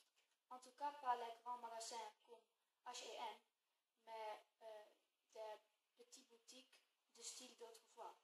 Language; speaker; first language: French; non-native, learner; Dutch